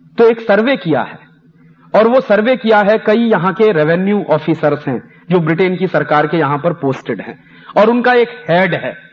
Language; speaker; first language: Hindi; native; Hindi